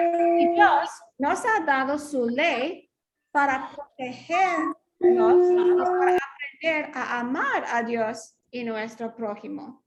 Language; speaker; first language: Spanish; non-native, fluent; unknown